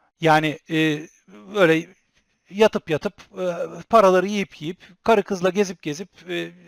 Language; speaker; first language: Turkish; native; Turkish